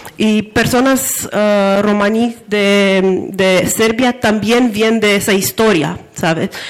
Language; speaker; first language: Spanish; non-native, learner; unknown